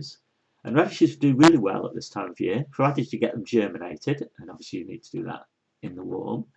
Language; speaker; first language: English; native; English